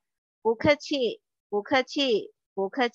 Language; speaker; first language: Chinese; non-native, fluent; Indonesian